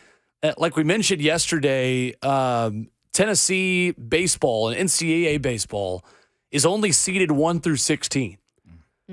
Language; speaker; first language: English; native; English